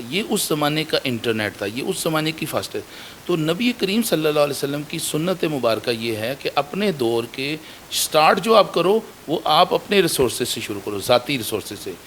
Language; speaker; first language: Urdu; native; Urdu